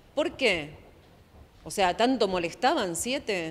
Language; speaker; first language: Spanish; native; Spanish